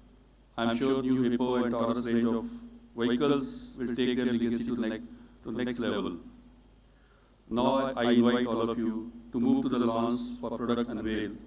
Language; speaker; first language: English; non-native, local second language; Hindi